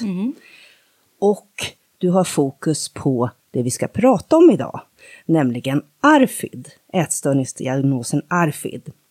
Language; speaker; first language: Swedish; native; Swedish